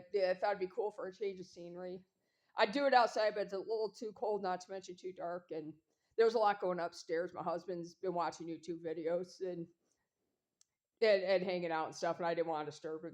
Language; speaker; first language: English; native; English